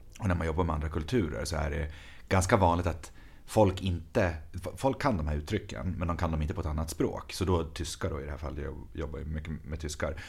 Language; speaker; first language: Swedish; native; Swedish